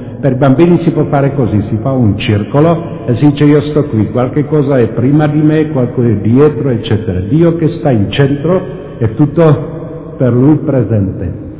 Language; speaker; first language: Italian; non-native, fluent; Czech